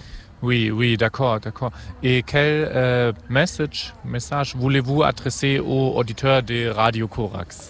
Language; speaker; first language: French; non-native, fluent; German